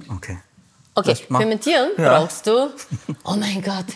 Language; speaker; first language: German; non-native, fluent; Korean